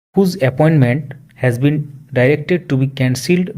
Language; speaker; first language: English; non-native, local second language; Bangla